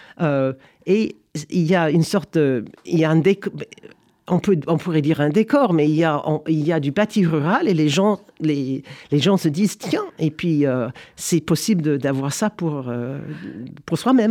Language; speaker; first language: French; non-native, fluent; English